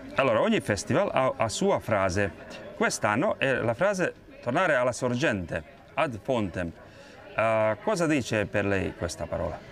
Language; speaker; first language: Italian; non-native, fluent; Croatian